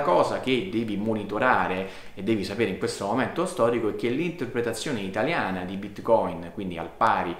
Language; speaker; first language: Italian; native; Italian